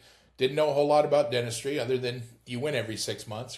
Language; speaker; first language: English; native; English